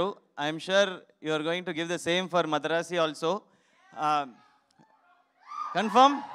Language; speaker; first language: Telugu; non-native, learner; Tamil